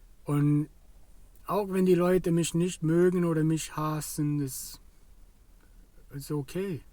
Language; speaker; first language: German; non-native, fluent; English